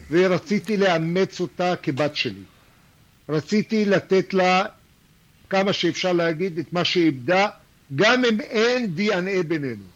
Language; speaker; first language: Hebrew; non-native, local second language; Arabic